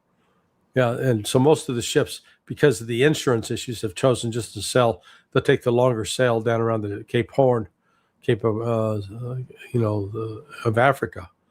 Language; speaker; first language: English; native; English